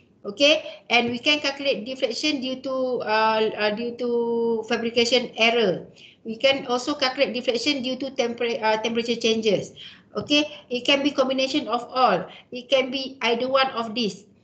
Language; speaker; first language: English; non-native, local second language; Malay